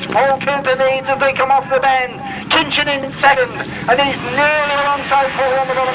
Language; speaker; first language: English; native; English